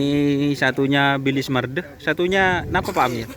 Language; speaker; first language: Malay; native; Malay